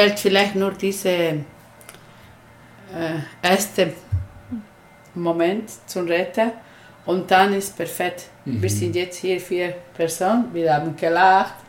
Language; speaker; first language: German; non-native, learner; Spanish